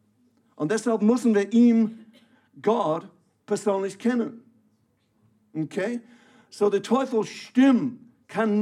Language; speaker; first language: German; non-native, fluent; English